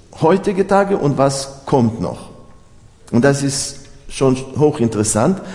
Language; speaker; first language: German; non-native, fluent; Hebrew